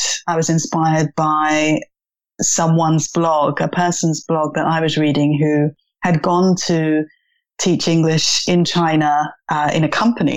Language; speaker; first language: English; native; English